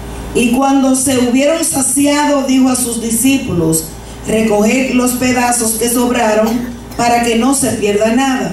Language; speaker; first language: Spanish; native; Spanish